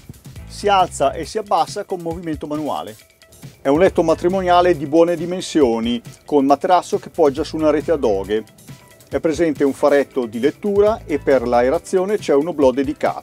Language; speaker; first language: Italian; native; Italian